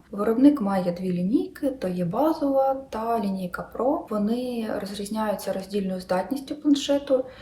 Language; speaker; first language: Ukrainian; native; Ukrainian